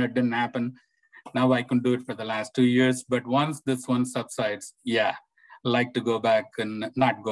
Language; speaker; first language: English; non-native, local second language; Tamil